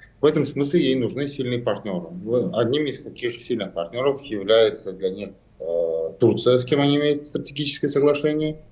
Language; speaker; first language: Russian; non-native, local second language; Azerbaijani